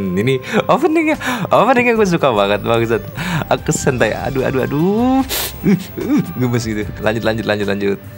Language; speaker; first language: Indonesian; native; Indonesian